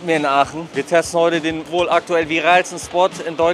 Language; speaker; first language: German; native; German